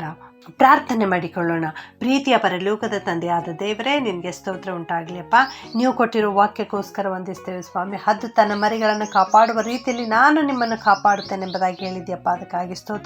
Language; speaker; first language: Kannada; native; Kannada